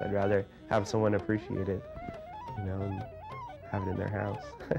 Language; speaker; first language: English; native; English